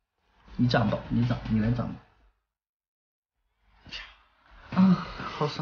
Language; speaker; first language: Chinese; native; Chinese